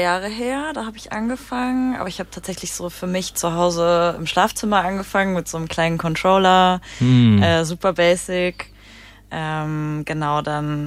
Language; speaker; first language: German; native; German